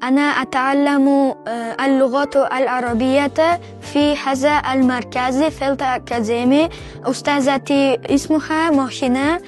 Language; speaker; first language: Arabic; non-native, learner; Uzbek